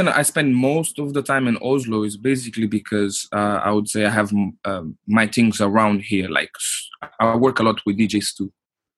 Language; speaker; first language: English; non-native, fluent; Portuguese